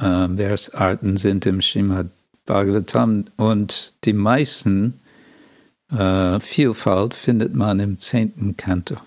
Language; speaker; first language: German; non-native, fluent; English